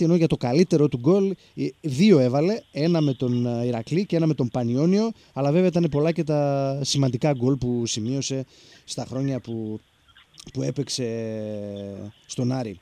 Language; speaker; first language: Greek; native; Greek